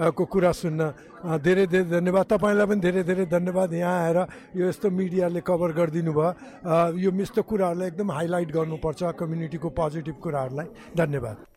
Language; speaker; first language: Nepali; native; Nepali